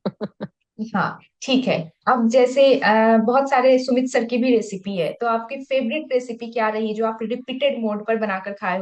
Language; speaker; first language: Hindi; native; Hindi